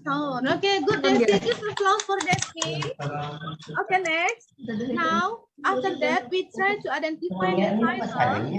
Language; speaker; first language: English; non-native, learner; Indonesian